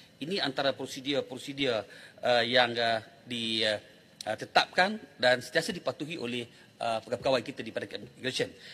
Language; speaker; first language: Malay; native; Malay